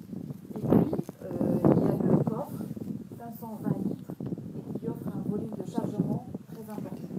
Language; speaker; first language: French; non-native, local second language; Arabic